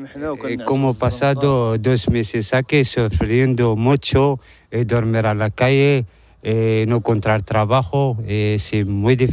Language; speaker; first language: Spanish; non-native, learner; Arabic